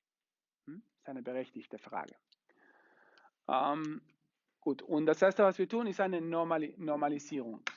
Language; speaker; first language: German; non-native, fluent; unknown